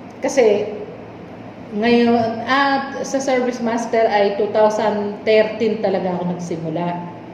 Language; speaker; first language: Filipino; native; Filipino